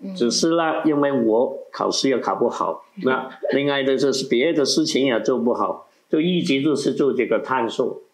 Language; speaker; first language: Chinese; non-native, local second language; Cantonese